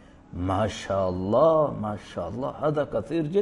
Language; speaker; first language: Arabic; non-native, fluent; Urdu